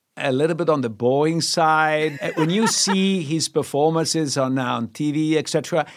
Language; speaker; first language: English; non-native, fluent; Italian